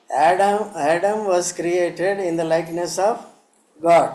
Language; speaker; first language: English; non-native, local second language; Telugu